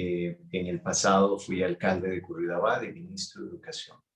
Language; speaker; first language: Spanish; native; Spanish